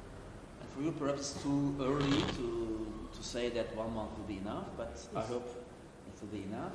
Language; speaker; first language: English; non-native, learner; Turkish